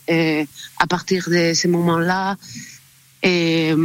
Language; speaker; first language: French; non-native, learner; Spanish